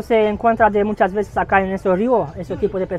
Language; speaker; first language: Spanish; non-native, learner; Romanian